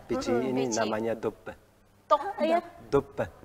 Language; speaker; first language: Indonesian; non-native, learner; Uzbek